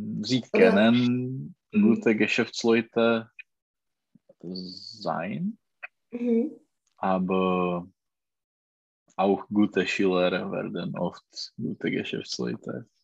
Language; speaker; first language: German; non-native, learner; Czech